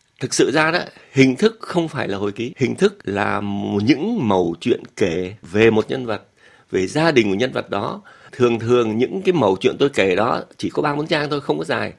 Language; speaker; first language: Vietnamese; native; Vietnamese